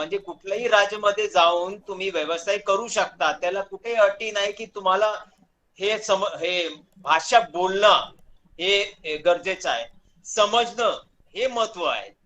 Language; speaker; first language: Marathi; non-native, local second language; Hindi